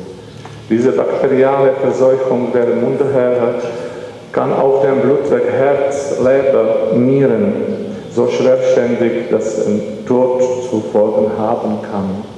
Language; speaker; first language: German; non-native, learner; Czech